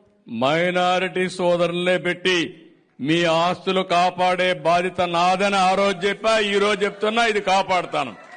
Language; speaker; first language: Telugu; native; Telugu